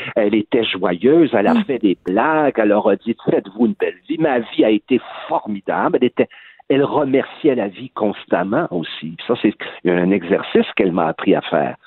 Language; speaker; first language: French; native; French